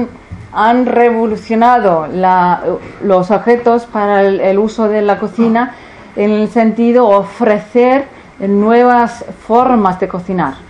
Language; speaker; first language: Spanish; non-native, fluent; Icelandic